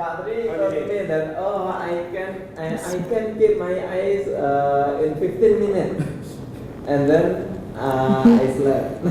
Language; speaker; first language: English; non-native, learner; Indonesian